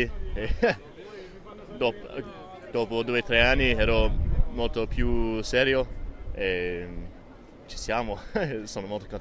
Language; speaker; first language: Italian; non-native, learner; English